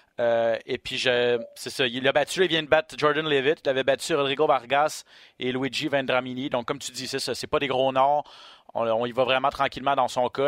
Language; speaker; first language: French; native; French